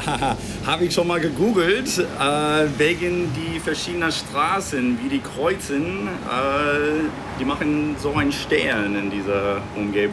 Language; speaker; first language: German; non-native, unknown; English